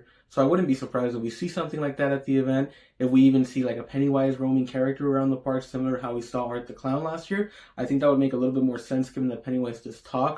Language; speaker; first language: English; native; English